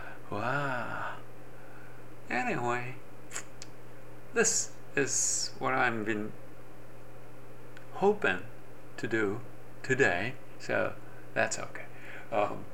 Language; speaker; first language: English; non-native, fluent; Japanese